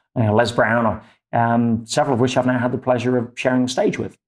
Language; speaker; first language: English; native; English